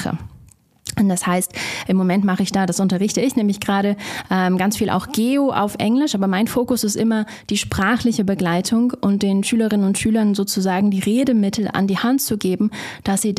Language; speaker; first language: German; native; German